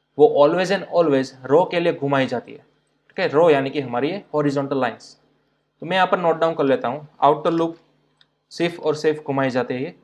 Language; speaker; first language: Hindi; non-native, local second language; Gujarati